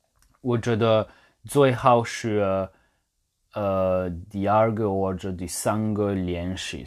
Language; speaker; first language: Chinese; non-native, learner; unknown